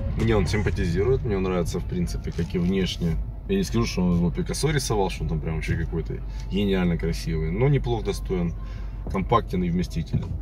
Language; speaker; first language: Russian; non-native, local second language; Ukrainian